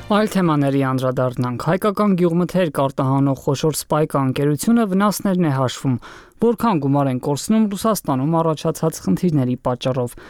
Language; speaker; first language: Armenian; native; Armenian